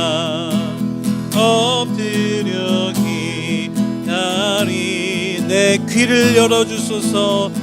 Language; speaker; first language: Korean; native; Korean